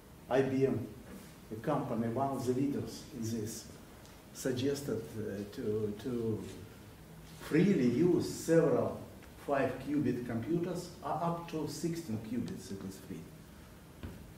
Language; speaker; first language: English; non-native, fluent; Russian